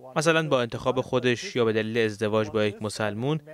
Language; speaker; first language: Persian; early bilingual, heritage; Arabic